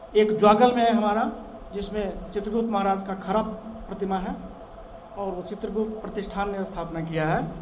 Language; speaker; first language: Hindi; non-native, local second language; Maithili